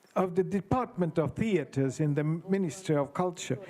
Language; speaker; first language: English; non-native, fluent; Estonian